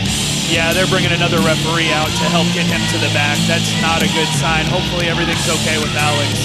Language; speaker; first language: English; native; English